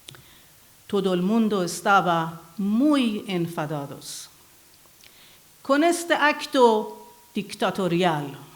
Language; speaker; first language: Spanish; non-native, learner; Persian